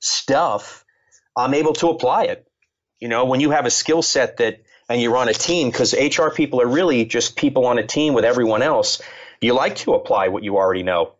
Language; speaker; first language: English; native; English